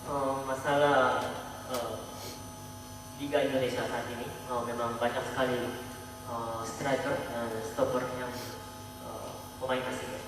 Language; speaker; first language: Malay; non-native, fluent; Korean